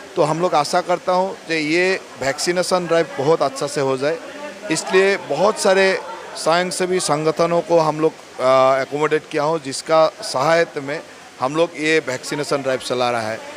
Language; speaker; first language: Hindi; non-native, local second language; Assamese